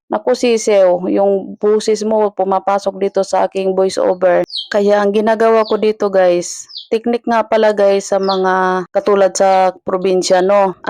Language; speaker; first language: Filipino; non-native, local second language; Cebuano